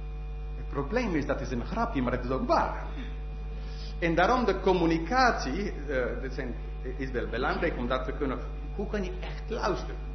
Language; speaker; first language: Dutch; non-native, fluent; English